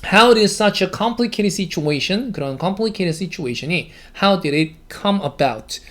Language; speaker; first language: English; non-native, fluent; Korean